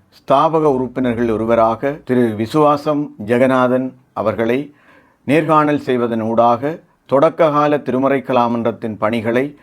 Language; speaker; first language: Tamil; native; Tamil